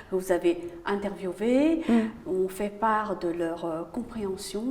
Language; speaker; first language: French; native; French